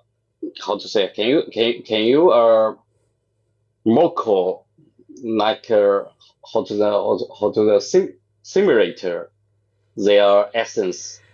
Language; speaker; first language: English; non-native, learner; Chinese